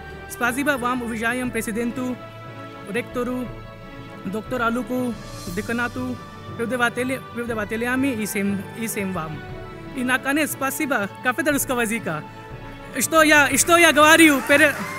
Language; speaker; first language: Russian; non-native, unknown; Hindi